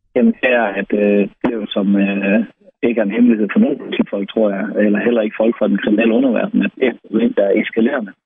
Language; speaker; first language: Danish; native; Danish